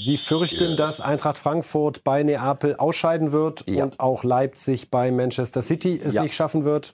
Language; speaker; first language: German; native; German